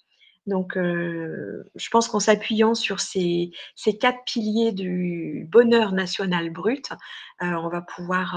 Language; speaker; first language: French; native; French